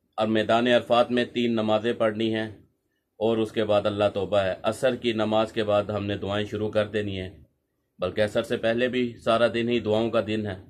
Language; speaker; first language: Urdu; non-native, local second language; Punjabi